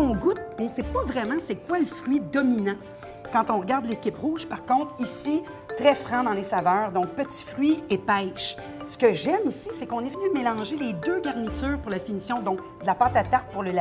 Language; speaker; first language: French; native; French